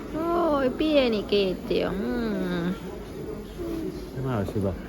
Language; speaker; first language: Finnish; non-native, learner; Thai